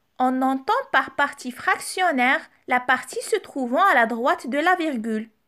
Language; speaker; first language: French; non-native, local second language; Arabic